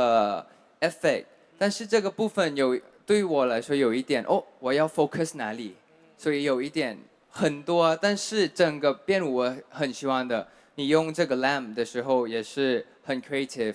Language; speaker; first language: Chinese; non-native, fluent; Thai